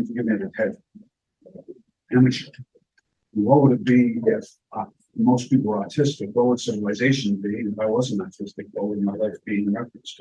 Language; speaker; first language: English; native; English